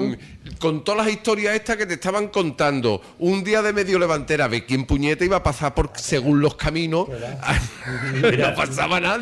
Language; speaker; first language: Spanish; native; Spanish